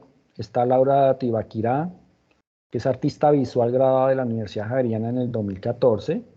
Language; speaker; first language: Spanish; native; Spanish